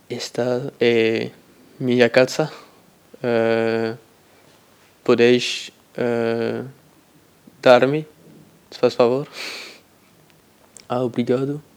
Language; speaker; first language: Portuguese; non-native, learner; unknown